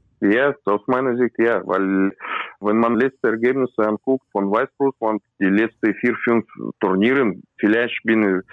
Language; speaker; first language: German; non-native, learner; Russian